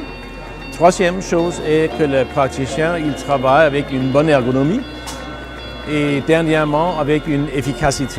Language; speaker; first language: French; non-native, learner; Danish